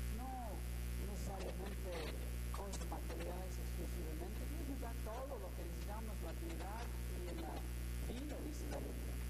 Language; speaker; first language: Spanish; non-native, fluent; English